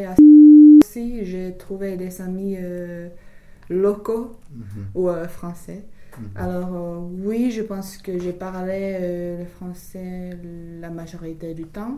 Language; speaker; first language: French; non-native, fluent; English